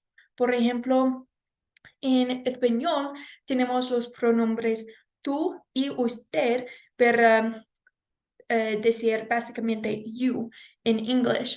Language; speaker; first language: Spanish; non-native, fluent; English